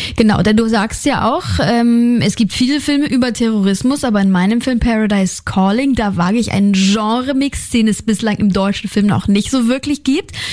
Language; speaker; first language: German; native; German